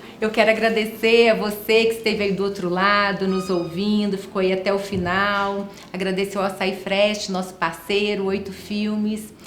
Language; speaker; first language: Portuguese; native; Portuguese